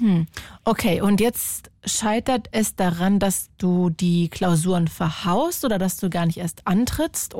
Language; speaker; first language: German; native; German